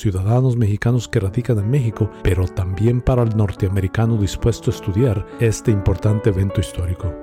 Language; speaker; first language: Spanish; native; Spanish